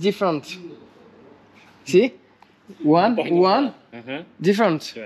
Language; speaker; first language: English; non-native, learner; French